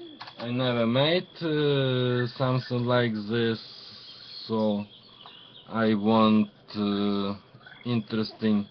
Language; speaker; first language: English; non-native, learner; Ukrainian